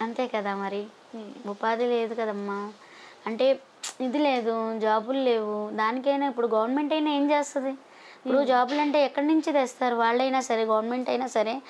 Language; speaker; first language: Telugu; native; Telugu